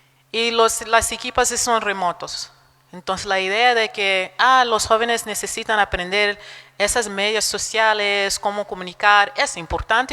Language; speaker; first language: Spanish; non-native, fluent; Portuguese